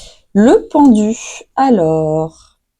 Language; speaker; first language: French; native; French